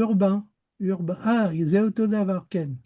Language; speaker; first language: Hebrew; non-native, learner; French